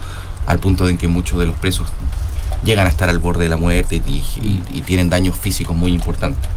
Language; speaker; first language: Spanish; native; Spanish